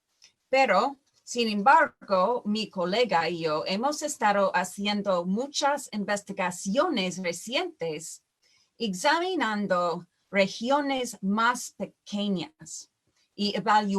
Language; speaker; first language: Spanish; non-native, fluent; English